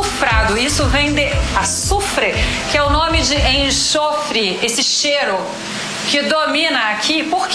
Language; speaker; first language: Portuguese; native; Portuguese